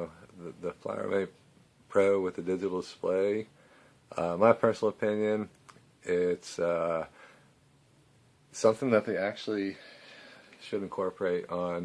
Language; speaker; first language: English; native; English